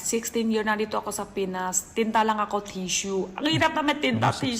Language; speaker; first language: Filipino; non-native, learner; Chinese